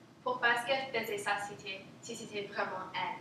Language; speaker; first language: French; non-native, local second language; English